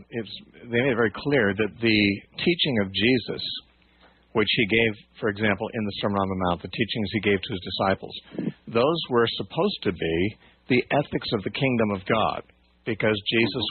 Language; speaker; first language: English; native; English